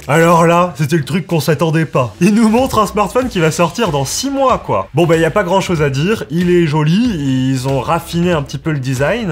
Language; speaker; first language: French; native; French